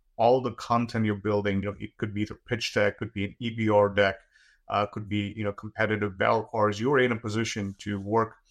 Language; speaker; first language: English; non-native, local second language; Gujarati